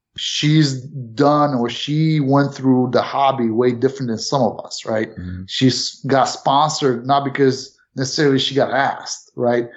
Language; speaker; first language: English; early bilingual, other home language; Romanian